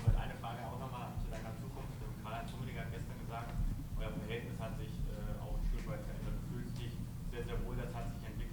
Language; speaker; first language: German; native; German